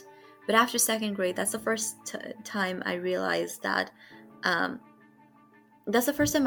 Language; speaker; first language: English; non-native, local second language; Nepali